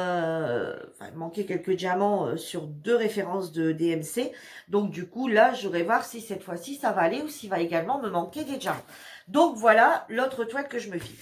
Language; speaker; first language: French; native; French